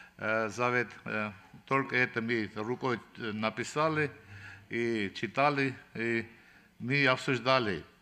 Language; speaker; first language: Russian; non-native, local second language; Armenian